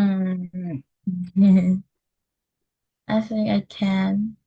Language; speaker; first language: English; non-native, learner; Vietnamese